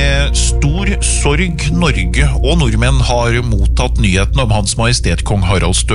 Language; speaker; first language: Norwegian; native; Norwegian